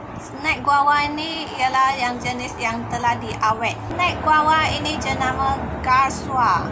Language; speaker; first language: Malay; non-native, local second language; Chinese